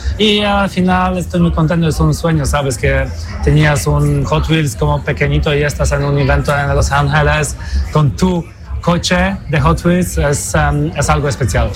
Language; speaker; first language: Spanish; non-native, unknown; Polish